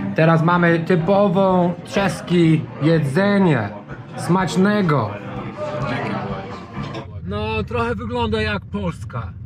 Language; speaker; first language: Polish; non-native, learner; English